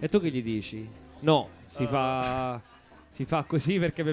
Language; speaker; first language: Italian; native; Italian